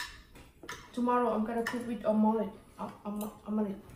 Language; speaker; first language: English; non-native, learner; Thai